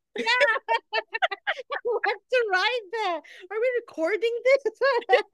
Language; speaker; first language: English; non-native, local second language; Filipino